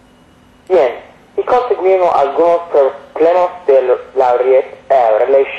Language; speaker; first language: Spanish; non-native, learner; English